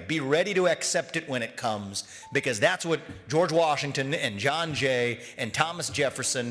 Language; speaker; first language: English; native; English